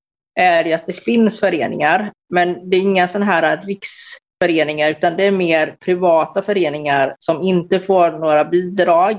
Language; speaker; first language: Swedish; native; Swedish